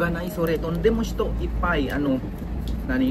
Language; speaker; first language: Japanese; non-native, learner; Filipino